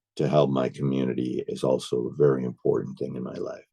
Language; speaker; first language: English; native; English